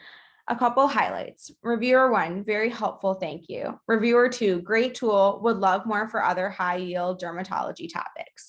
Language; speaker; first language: English; native; English